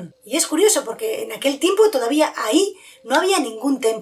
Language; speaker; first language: Spanish; native; Spanish